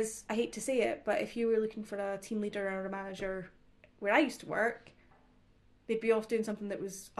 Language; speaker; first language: English; native; English